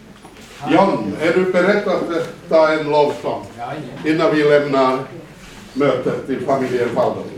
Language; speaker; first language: Swedish; non-native, fluent; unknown